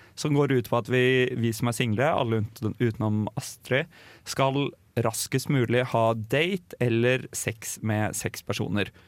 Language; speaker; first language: Norwegian; native; Norwegian